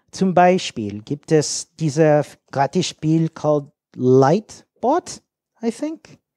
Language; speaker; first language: German; non-native, learner; English